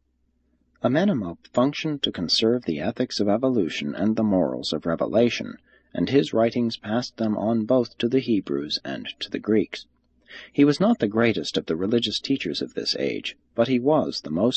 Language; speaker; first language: English; native; English